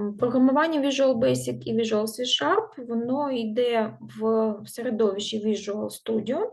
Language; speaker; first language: Ukrainian; non-native, local second language; Russian